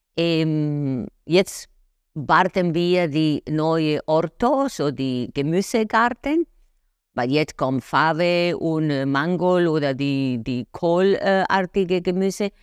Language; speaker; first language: German; non-native, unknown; Spanish